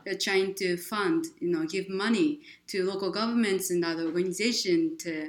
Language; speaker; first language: English; non-native, fluent; Japanese